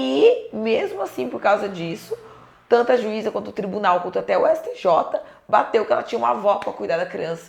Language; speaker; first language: Portuguese; native; Portuguese